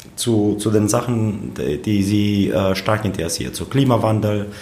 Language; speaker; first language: German; non-native, fluent; Romanian